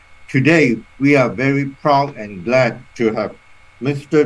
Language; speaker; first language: English; non-native, local second language; Cantonese